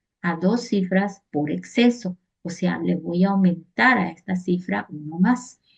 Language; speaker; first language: Spanish; native; Spanish